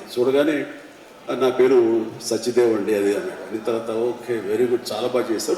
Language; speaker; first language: Telugu; native; Telugu